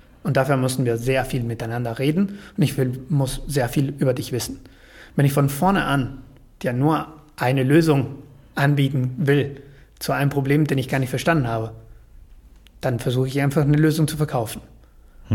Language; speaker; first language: German; non-native, fluent; Spanish